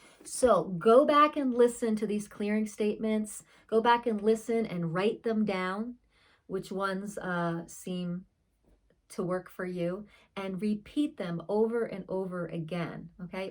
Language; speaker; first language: English; native; English